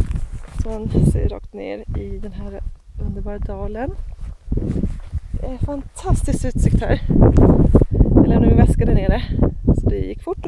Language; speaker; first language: Swedish; native; Swedish